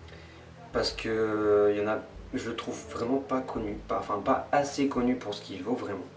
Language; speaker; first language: French; native; French